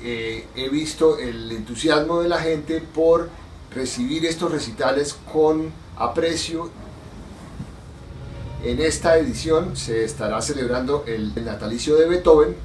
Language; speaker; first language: Spanish; native; Spanish